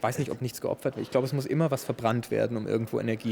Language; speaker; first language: German; native; German